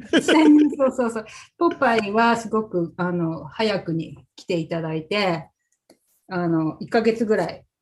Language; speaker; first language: Japanese; native; Japanese